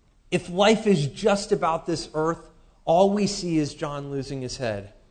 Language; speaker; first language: English; native; English